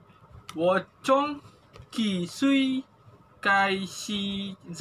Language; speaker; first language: Chinese; non-native, learner; Malay